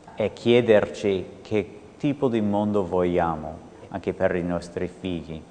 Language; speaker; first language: Italian; non-native, fluent; English